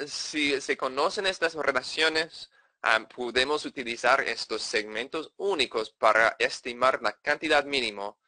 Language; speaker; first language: Spanish; non-native, fluent; English